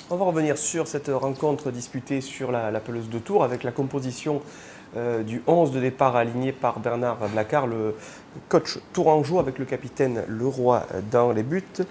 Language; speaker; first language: French; native; French